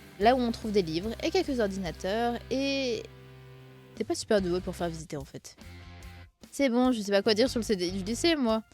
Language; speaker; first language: French; native; French